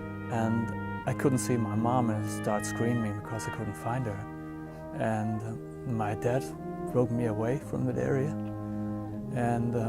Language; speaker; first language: English; non-native, fluent; German